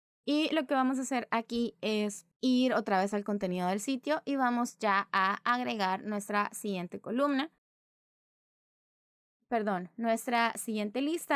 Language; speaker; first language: Spanish; native; Spanish